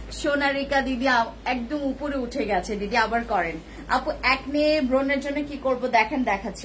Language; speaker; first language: Bangla; non-native, local second language; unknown